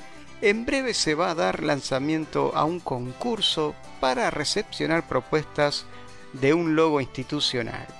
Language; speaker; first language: Spanish; native; Spanish